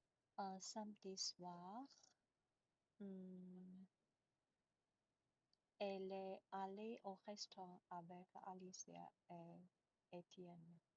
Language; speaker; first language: French; non-native, learner; Chinese